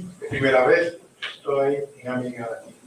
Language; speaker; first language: Spanish; non-native, learner; French